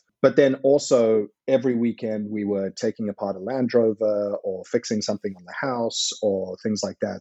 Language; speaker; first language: English; native; English